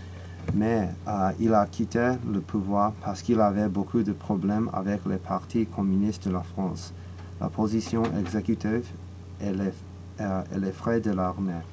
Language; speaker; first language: French; non-native, learner; English